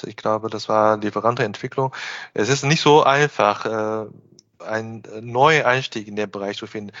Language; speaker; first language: German; non-native, fluent; Chinese